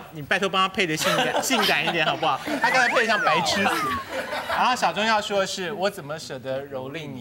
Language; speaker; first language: Chinese; native; Chinese